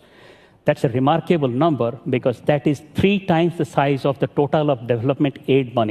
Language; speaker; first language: English; non-native, local second language; Odia